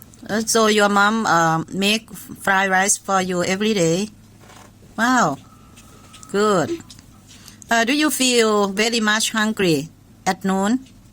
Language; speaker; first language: English; non-native, learner; Thai